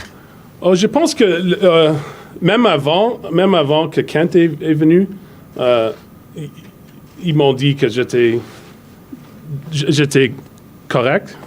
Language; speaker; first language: French; non-native, fluent; English